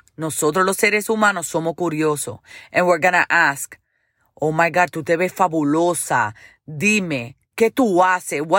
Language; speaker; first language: Spanish; early bilingual, heritage; Spanish